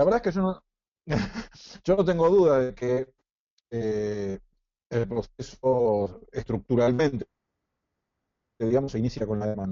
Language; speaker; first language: Spanish; native; Spanish